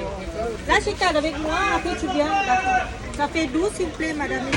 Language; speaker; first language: French; non-native, learner; Thai